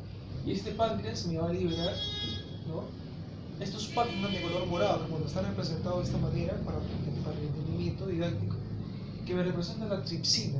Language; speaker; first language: Spanish; native; Spanish